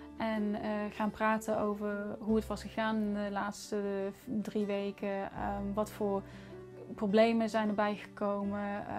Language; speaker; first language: Dutch; non-native, fluent; English